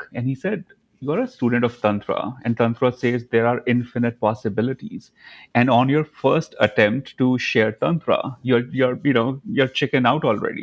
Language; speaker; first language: English; non-native, local second language; Hindi